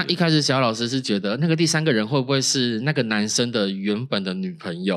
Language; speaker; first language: Chinese; native; Chinese